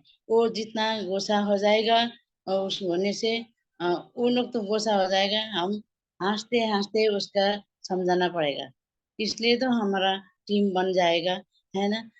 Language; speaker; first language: Hindi; non-native, learner; Nepali